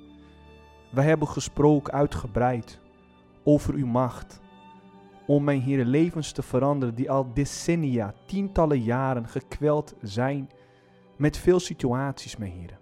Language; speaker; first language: Dutch; non-native, fluent; Portuguese